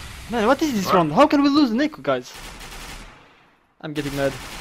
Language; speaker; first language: English; non-native, fluent; French